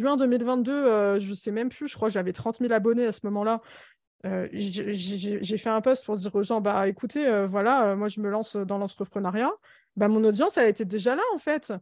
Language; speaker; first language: French; native; French